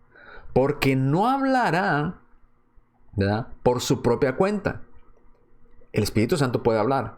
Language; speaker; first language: Spanish; native; Spanish